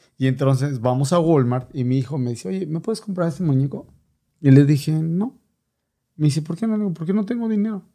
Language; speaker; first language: Spanish; native; Spanish